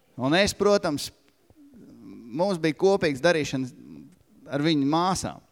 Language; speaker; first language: Latvian; native; Latvian